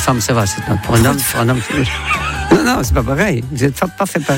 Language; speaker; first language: French; non-native, fluent; Dutch